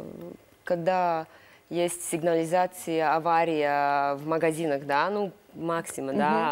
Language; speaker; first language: Russian; non-native, local second language; Latvian